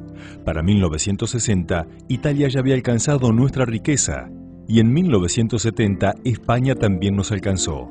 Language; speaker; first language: Spanish; native; Spanish